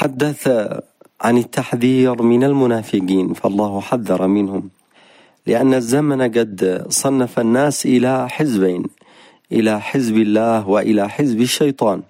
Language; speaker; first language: Arabic; native; Arabic